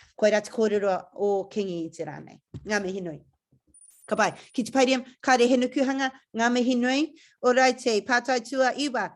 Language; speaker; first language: Māori; non-native, local second language; English